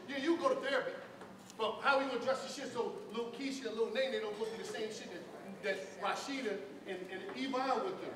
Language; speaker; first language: English; native; English